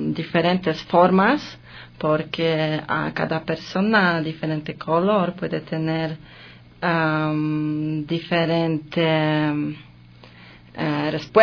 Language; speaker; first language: Spanish; non-native, learner; Polish